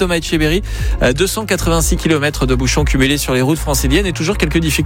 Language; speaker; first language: French; native; French